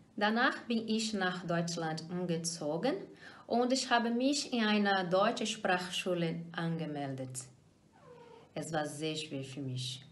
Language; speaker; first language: German; non-native, fluent; Portuguese